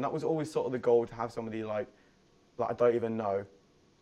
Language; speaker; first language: English; native; English